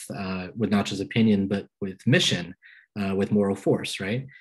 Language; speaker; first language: English; native; English